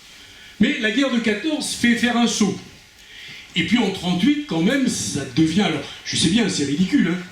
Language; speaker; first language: French; native; French